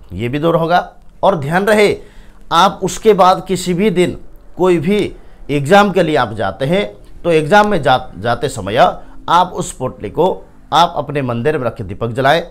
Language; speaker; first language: Hindi; native; Hindi